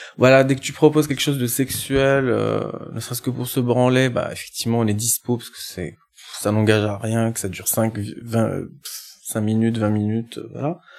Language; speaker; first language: French; non-native, local second language; Arabic